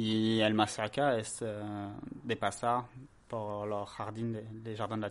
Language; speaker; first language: Spanish; non-native, learner; French